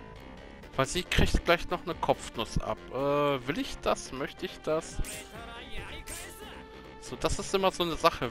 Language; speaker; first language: German; native; German